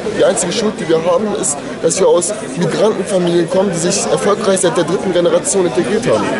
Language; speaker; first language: German; early bilingual, other home language; Turkish